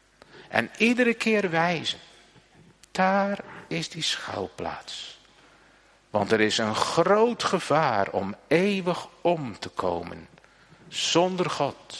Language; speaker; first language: Dutch; native; Dutch